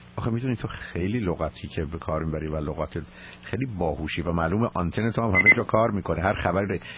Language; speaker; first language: Persian; native; Persian